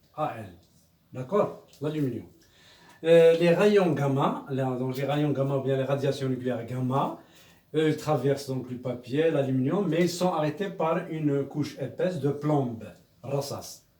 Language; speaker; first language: French; non-native, local second language; Arabic